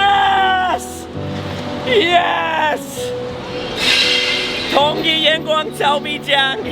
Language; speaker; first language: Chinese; non-native, fluent; English